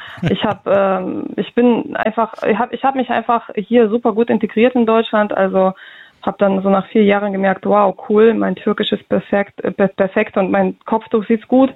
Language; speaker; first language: German; early bilingual, other home language; Russian